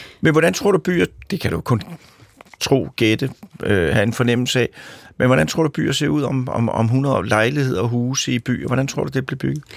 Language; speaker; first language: Danish; native; Danish